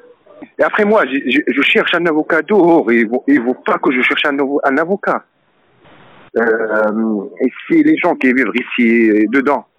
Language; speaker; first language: French; non-native, learner; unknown